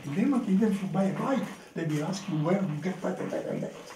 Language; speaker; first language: English; non-native, fluent; Italian